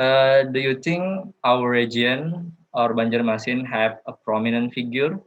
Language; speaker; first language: English; non-native, learner; Indonesian